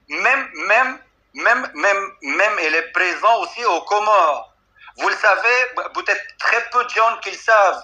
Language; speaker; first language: French; non-native, fluent; Arabic